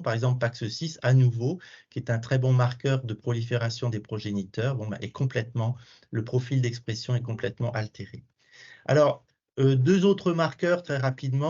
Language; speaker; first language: French; native; French